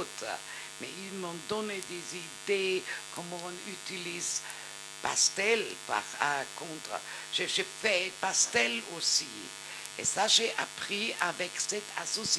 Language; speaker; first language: French; non-native, learner; German